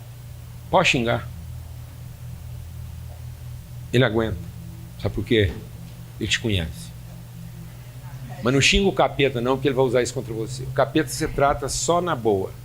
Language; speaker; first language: Portuguese; native; Portuguese